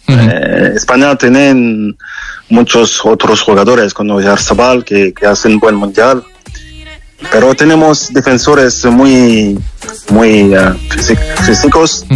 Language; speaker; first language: Spanish; non-native, fluent; French